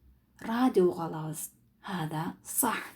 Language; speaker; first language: Arabic; non-native, learner; Kyrgyz